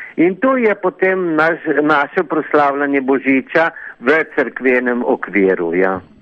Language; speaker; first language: Slovenian; early bilingual, heritage; Slovenian